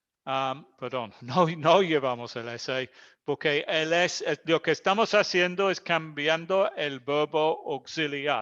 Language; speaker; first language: Spanish; non-native, fluent; English